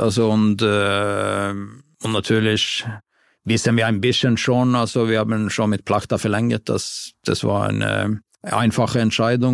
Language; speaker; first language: German; non-native, fluent; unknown